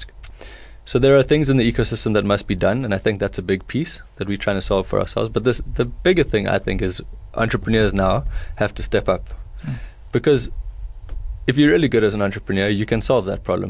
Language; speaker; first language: English; native; English